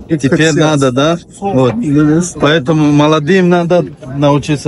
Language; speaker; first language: Russian; non-native, local second language; Tajik